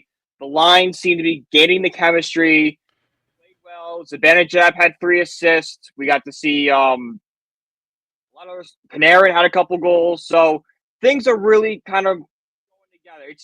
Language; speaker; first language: English; native; English